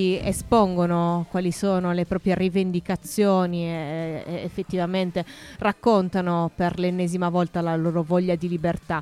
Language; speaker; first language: Italian; native; Italian